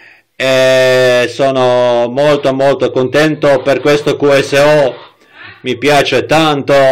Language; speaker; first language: Italian; non-native, learner; Croatian